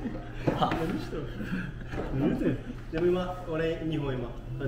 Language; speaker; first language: Japanese; non-native, learner; Portuguese